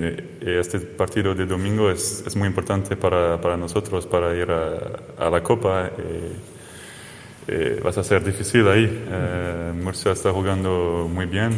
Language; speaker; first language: Spanish; non-native, fluent; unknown